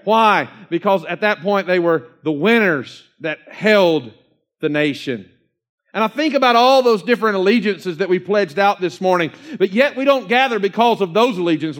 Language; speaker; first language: English; native; English